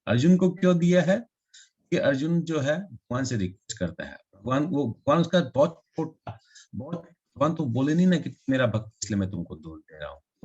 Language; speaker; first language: Hindi; non-native, local second language; Assamese